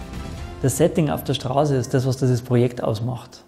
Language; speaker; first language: German; native; German